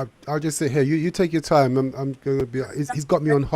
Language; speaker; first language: English; native; English